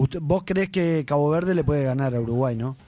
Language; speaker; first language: Spanish; native; Spanish